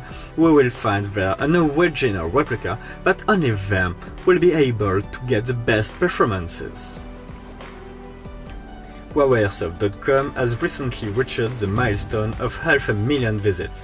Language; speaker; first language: English; non-native, fluent; French